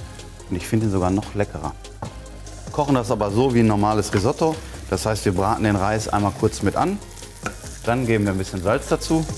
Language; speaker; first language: German; native; German